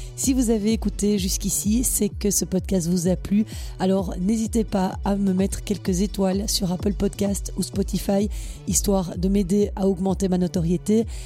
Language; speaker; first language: French; native; French